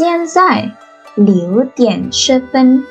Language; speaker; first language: Chinese; non-native, fluent; Indonesian